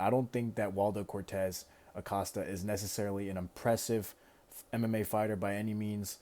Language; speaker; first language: English; native; English